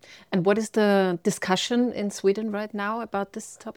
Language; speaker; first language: English; non-native, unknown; German